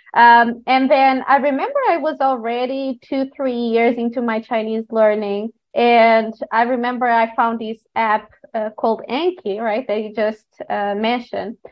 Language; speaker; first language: English; non-native, fluent; Portuguese